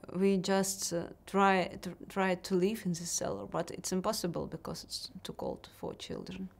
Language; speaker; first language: English; non-native, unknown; Russian